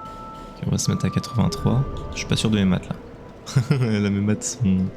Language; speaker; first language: French; native; French